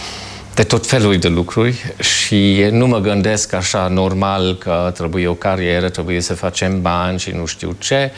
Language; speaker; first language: Romanian; non-native, fluent; German